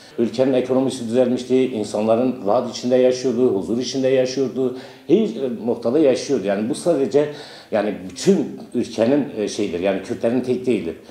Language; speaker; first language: Turkish; non-native, local second language; Kurdish